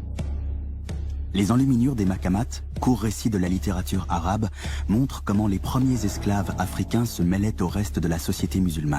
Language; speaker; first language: French; native; French